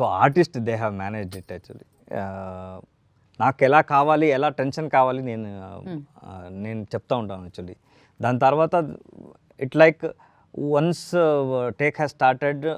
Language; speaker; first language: Telugu; non-native, learner; Kannada